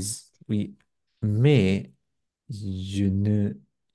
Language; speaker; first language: French; non-native, learner; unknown